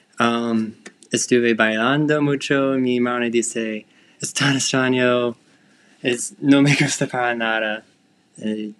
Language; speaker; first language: Spanish; non-native, learner; English